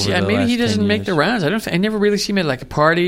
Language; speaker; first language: English; native; English